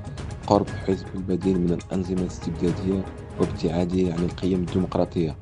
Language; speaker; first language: Arabic; native; Arabic